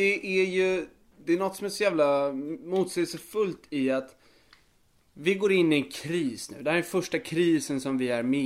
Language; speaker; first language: Swedish; native; Swedish